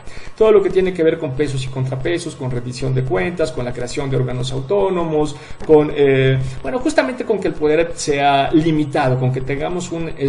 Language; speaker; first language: Spanish; native; Spanish